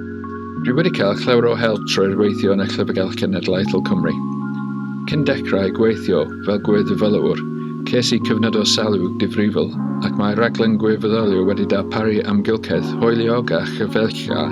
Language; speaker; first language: Welsh; non-native, learner; English